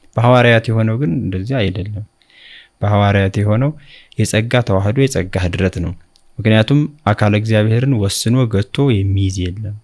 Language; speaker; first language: Amharic; native; Amharic